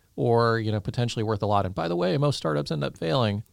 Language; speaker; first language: English; native; English